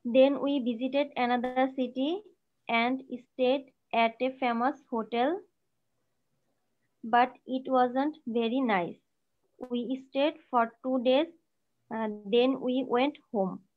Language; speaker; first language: English; non-native, learner; Bangla